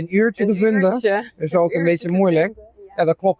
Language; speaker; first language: Dutch; non-native, fluent; Italian